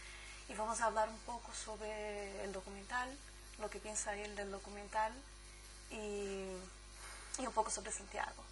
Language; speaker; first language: Spanish; non-native, fluent; Portuguese